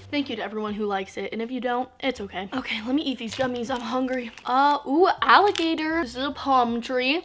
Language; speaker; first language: English; native; English